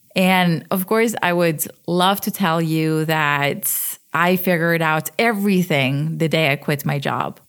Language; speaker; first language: English; early bilingual, other home language; Russian